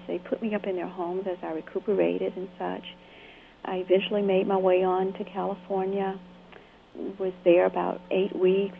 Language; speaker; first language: English; native; English